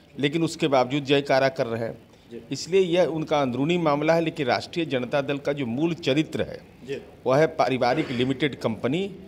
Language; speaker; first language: Hindi; native; Hindi